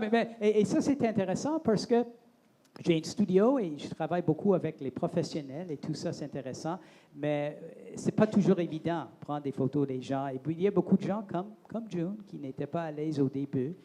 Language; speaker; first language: French; non-native, local second language; English